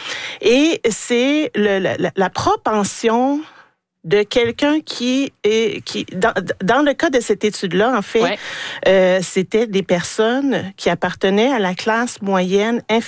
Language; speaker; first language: French; native; French